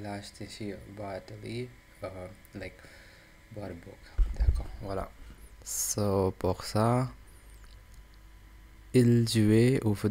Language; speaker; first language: French; non-native, learner; English